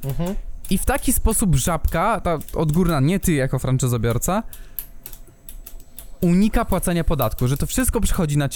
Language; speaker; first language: Polish; native; Polish